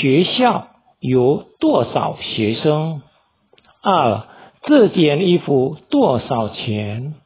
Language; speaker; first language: Chinese; non-native, fluent; Indonesian